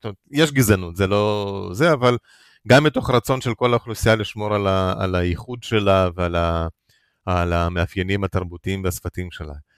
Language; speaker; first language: Hebrew; non-native, fluent; Russian